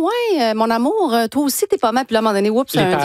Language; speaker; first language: French; native; French